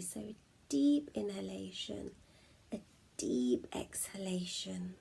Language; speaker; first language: English; native; English